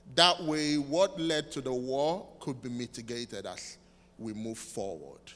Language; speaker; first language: English; non-native, local second language; Igbo